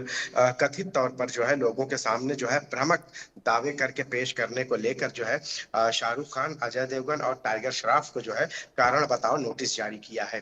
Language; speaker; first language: Hindi; native; Hindi